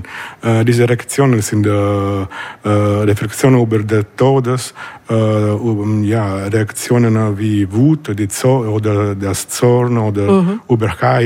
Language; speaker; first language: German; non-native, learner; Italian